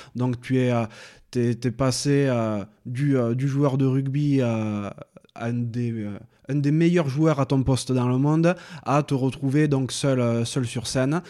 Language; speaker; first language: French; native; French